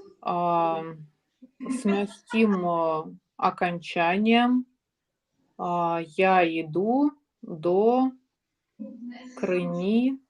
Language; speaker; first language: Ukrainian; non-native, learner; Russian